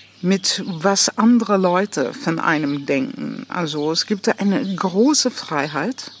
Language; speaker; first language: German; non-native, fluent; English